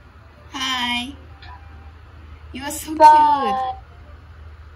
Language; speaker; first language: English; non-native, learner; Japanese